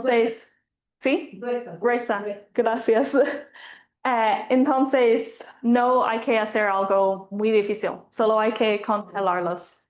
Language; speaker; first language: Spanish; non-native, fluent; English